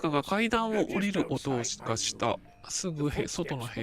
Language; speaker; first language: Japanese; native; Japanese